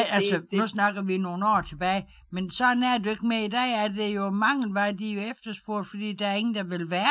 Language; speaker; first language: Danish; native; Danish